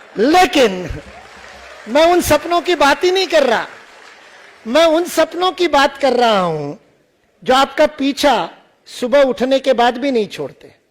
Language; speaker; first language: Hindi; non-native, local second language; Marathi